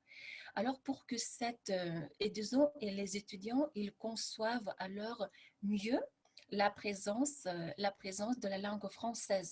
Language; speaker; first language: French; non-native, fluent; Lithuanian